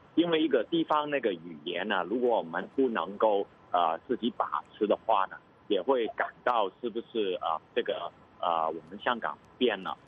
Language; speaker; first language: Chinese; non-native, local second language; Cantonese